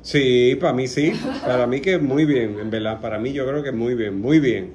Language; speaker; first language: Spanish; native; Spanish